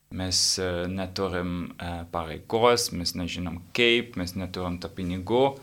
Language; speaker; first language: Lithuanian; non-native, fluent; Dutch